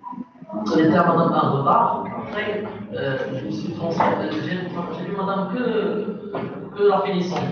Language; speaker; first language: French; non-native, local second language; Arabic